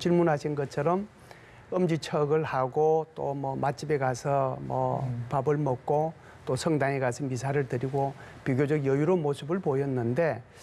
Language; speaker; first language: Korean; native; Korean